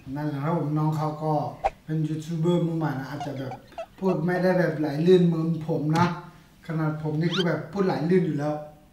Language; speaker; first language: Thai; native; Thai